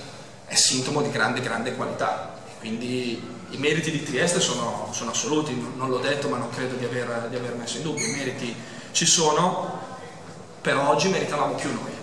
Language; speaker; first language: Italian; native; Italian